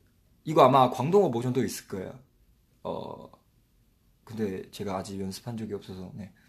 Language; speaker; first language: Korean; non-native, fluent; Chinese